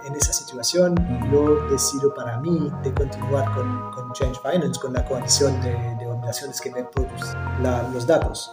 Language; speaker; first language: Spanish; non-native, learner; French